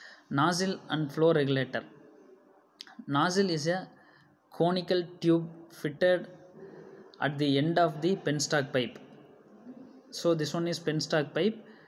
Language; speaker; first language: English; non-native, local second language; Tamil